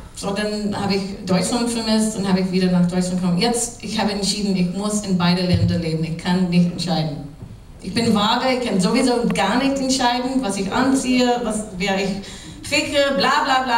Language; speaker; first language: German; non-native, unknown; English